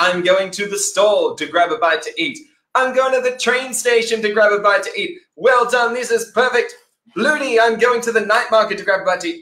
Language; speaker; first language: English; native; English